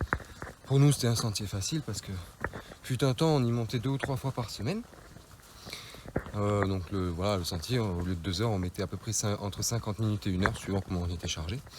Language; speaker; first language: French; native; French